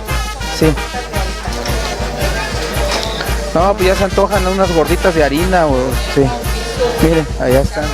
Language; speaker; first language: Spanish; native; Spanish